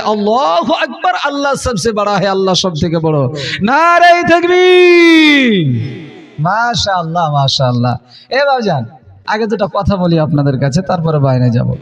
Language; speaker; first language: Bangla; non-native, local second language; Hindi